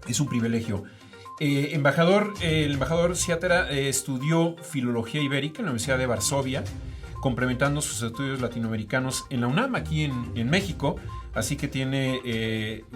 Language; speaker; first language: Spanish; native; Spanish